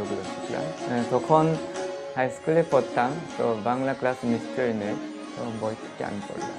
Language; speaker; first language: Bangla; non-native, fluent; Japanese